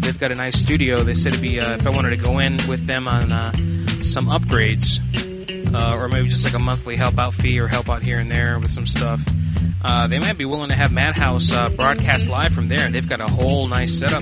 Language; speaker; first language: English; native; English